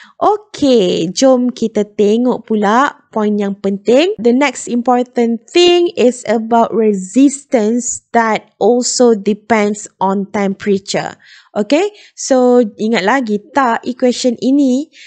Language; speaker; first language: English; non-native, local second language; Malay